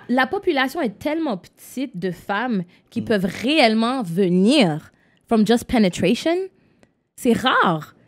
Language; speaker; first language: French; non-native, local second language; English